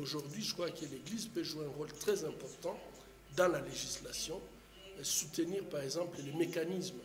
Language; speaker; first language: French; non-native, local second language; Swahili